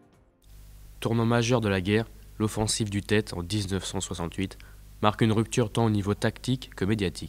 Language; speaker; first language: French; native; French